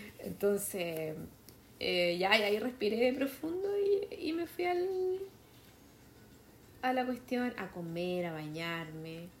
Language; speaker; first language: Spanish; native; Spanish